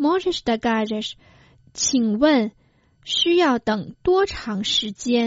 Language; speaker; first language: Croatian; non-native, fluent; Chinese